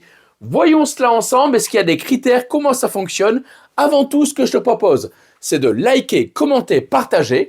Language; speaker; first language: French; native; French